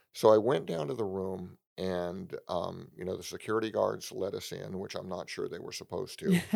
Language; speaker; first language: English; native; English